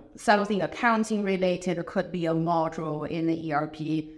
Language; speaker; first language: English; non-native, fluent; Chinese